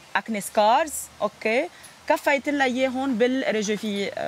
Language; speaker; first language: Arabic; native; Arabic